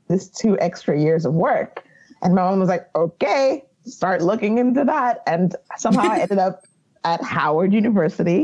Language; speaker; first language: English; non-native, local second language; Yoruba